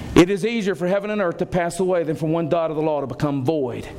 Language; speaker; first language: English; native; English